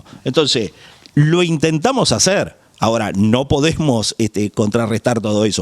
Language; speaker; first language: Spanish; native; Spanish